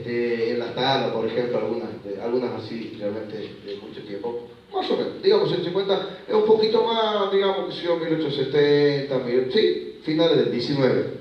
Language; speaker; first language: Spanish; native; Spanish